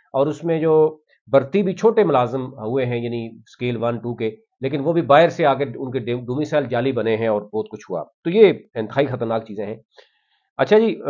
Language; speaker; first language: Urdu; non-native, local second language; Punjabi